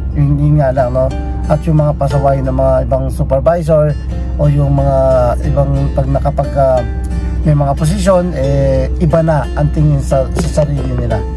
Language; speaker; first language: Filipino; native; Filipino